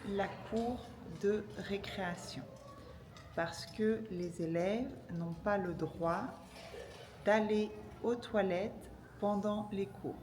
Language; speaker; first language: French; native; French